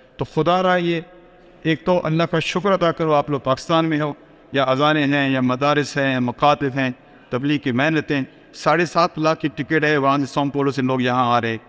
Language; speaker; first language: Urdu; non-native, local second language; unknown